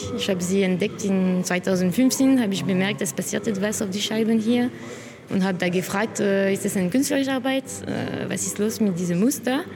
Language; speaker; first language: German; non-native, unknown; French